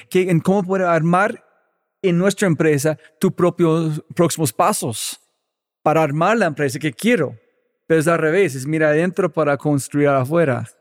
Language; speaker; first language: Spanish; non-native, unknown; English